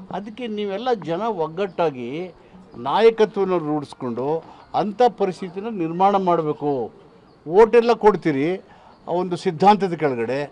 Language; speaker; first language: Kannada; native; Kannada